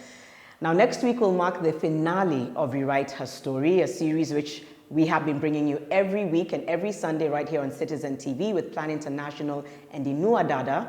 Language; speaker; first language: English; non-native, local second language; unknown